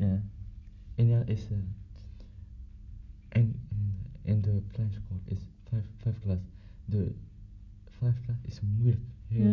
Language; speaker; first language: Dutch; non-native, learner; Arabic